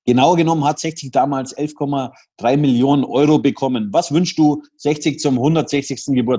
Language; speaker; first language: German; native; German